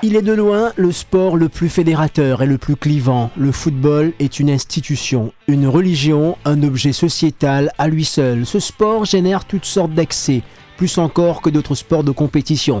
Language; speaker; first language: French; non-native, local second language; Morisyen